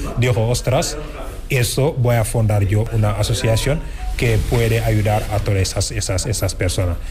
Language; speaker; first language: Spanish; non-native, fluent; Wolof